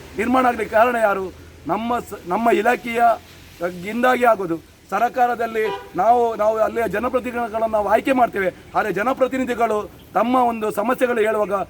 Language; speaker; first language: Kannada; non-native, local second language; Tulu